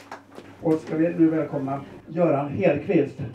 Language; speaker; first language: Swedish; native; Swedish